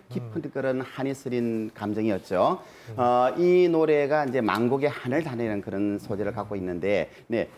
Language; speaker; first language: Korean; native; Korean